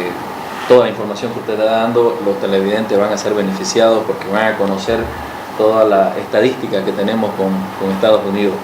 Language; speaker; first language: Spanish; native; Spanish